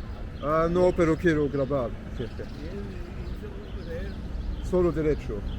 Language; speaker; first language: Spanish; non-native, learner; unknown